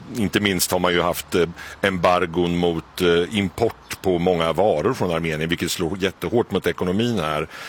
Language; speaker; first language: Swedish; native; Swedish